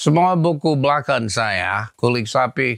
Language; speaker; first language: Indonesian; non-native, learner; English